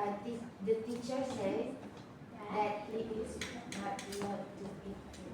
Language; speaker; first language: English; non-native, learner; Indonesian